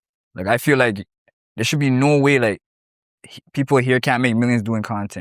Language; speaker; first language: English; native; English